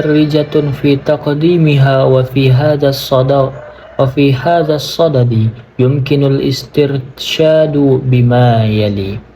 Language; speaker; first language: Arabic; non-native, learner; Indonesian